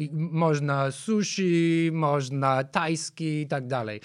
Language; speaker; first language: Polish; non-native, learner; English